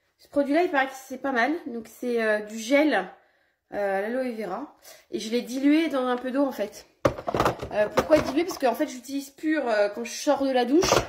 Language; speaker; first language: French; early bilingual, other home language; Portuguese